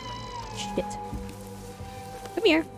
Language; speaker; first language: English; native; English